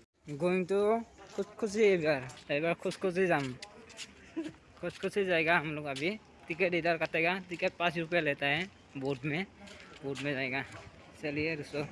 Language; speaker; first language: Hindi; non-native, local second language; Assamese